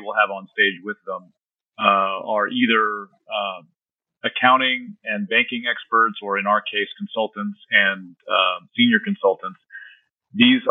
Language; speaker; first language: English; native; English